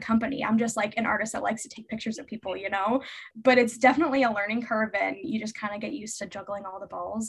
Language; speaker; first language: English; native; English